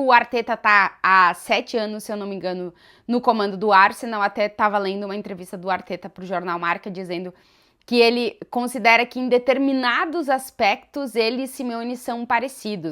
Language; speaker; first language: Portuguese; native; Portuguese